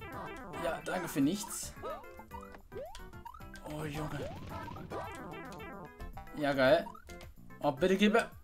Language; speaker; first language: German; native; German